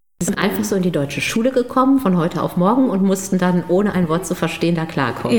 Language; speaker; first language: German; native; German